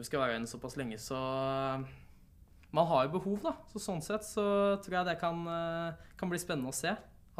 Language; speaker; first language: Norwegian; native; Norwegian